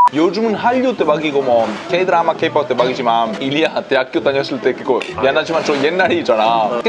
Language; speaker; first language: Korean; non-native, fluent; Italian